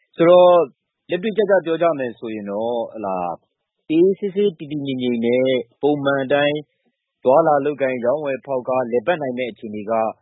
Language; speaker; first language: Burmese; native; Burmese